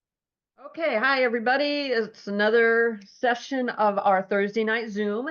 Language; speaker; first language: English; native; English